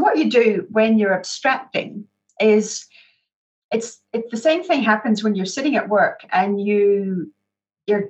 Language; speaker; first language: English; native; English